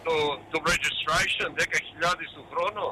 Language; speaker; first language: Greek; early bilingual, heritage; Greek